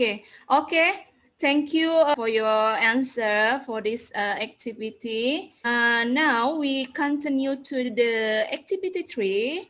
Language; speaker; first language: English; non-native, learner; Indonesian